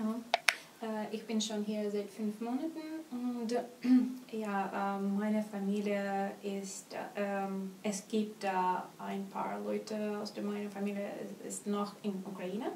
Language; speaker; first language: German; non-native, learner; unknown